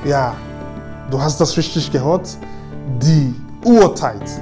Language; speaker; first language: German; non-native, fluent; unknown